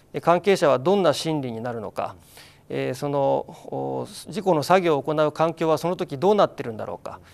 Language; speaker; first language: Japanese; native; Japanese